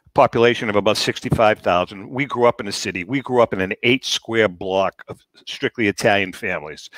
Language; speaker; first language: English; native; English